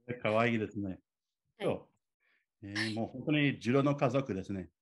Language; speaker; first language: Japanese; non-native, learner; English